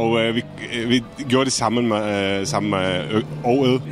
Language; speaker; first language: Danish; non-native, fluent; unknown